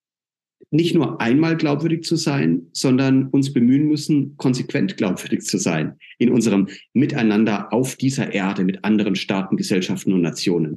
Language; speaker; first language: German; native; German